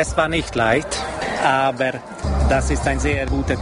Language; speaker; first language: German; non-native, local second language; Hungarian